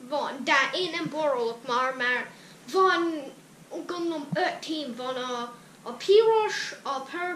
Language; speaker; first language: Hungarian; early bilingual, heritage; Hungarian